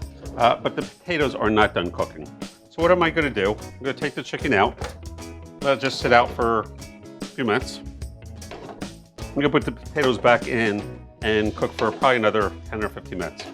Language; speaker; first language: English; native; English